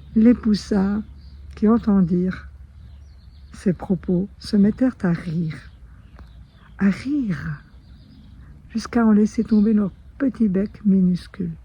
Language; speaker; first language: French; native; French